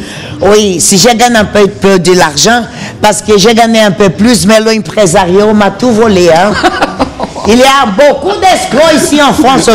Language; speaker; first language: French; non-native, fluent; Portuguese